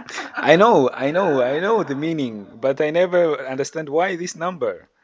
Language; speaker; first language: English; non-native, learner; Swahili